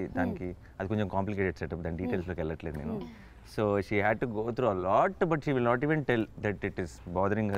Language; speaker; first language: Telugu; native; Telugu